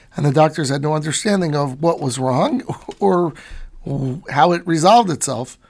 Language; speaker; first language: English; native; English